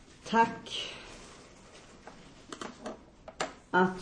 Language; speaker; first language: Swedish; non-native, fluent; Finnish